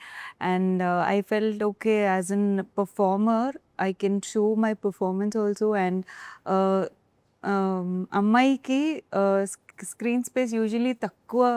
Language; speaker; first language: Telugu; non-native, learner; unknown